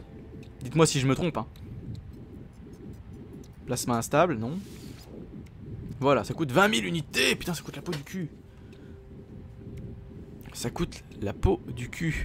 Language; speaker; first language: French; native; French